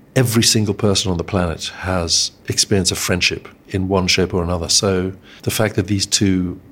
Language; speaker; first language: English; native; English